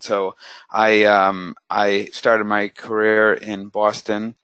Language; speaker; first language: English; native; English